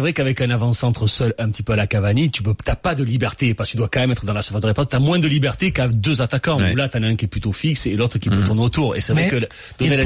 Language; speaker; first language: French; native; French